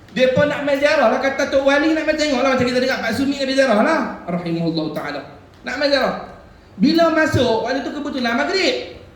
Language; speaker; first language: Malay; native; Malay